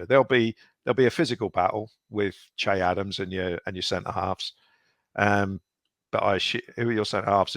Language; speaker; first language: English; native; English